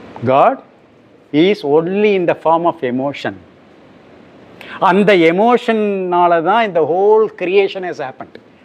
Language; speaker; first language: Tamil; native; Tamil